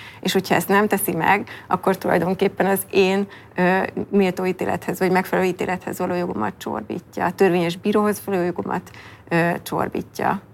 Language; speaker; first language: Hungarian; native; Hungarian